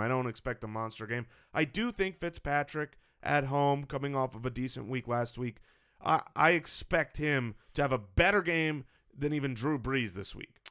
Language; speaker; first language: English; native; English